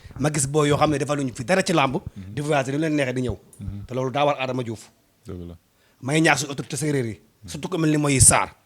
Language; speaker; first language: Wolof; non-native, local second language; Serer